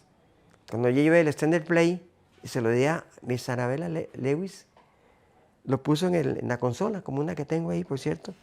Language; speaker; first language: Spanish; native; Spanish